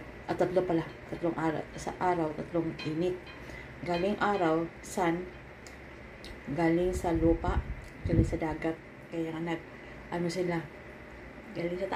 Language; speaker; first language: Filipino; non-native, local second language; Cebuano